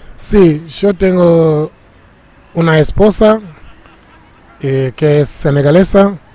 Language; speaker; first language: Spanish; non-native, fluent; Wolof